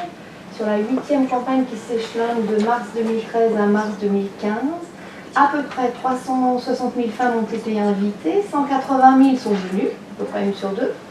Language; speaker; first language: French; native; French